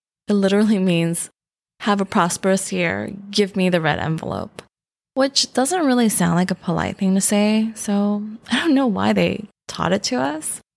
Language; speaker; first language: English; early bilingual, other home language; Chinese